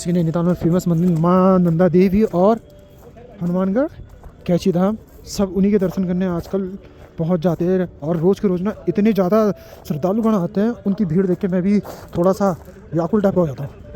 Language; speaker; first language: Hindi; native; Hindi